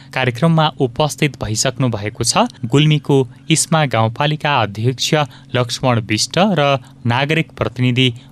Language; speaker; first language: Nepali; native; Nepali